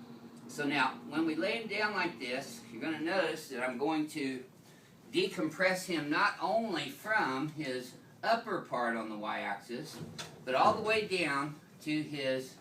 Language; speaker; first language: English; native; English